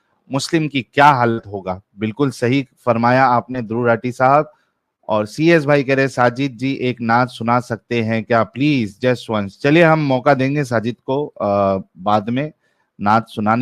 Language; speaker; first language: Hindi; native; Hindi